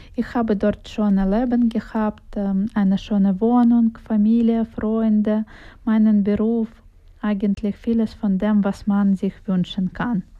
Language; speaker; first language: German; non-native, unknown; Russian